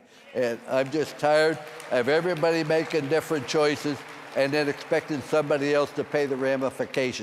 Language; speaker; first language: English; native; English